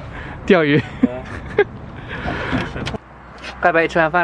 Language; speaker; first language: Chinese; native; Chinese